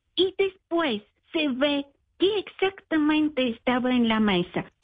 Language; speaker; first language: Spanish; non-native, fluent; Bulgarian